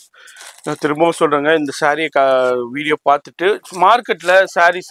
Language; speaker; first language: Tamil; native; Tamil